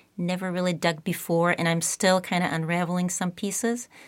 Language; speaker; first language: English; non-native, fluent; Czech